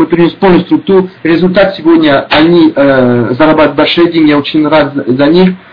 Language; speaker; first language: Russian; non-native, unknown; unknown